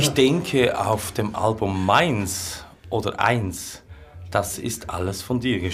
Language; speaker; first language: German; native; German